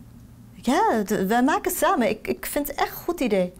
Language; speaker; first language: Dutch; non-native, learner; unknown